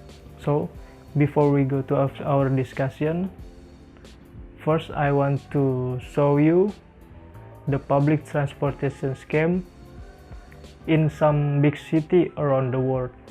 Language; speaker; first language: English; non-native, learner; Indonesian